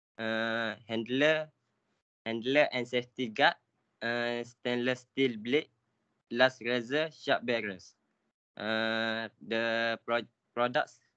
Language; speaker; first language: English; non-native, learner; Malay